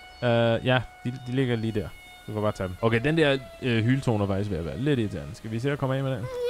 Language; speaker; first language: Danish; native; Danish